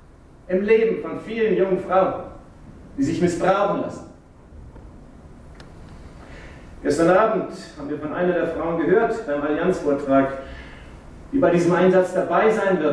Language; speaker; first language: German; native; German